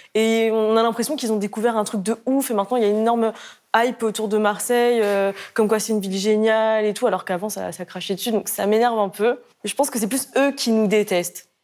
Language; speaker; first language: French; native; French